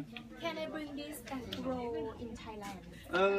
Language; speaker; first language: English; non-native, learner; Thai